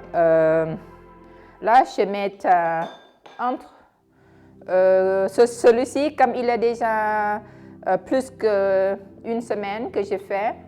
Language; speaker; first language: French; non-native, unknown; Thai